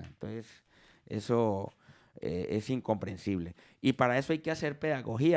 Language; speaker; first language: Spanish; native; Spanish